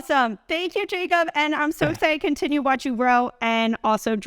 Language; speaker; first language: English; native; English